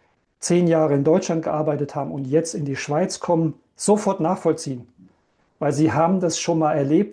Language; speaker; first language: German; native; German